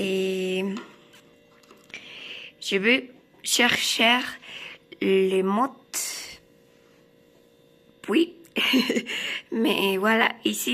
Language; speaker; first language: French; non-native, learner; Spanish